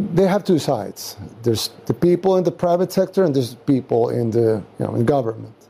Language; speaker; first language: English; non-native, fluent; Spanish